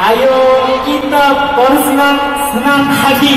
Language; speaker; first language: Indonesian; non-native, learner; Korean